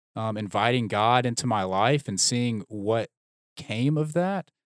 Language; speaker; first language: English; native; English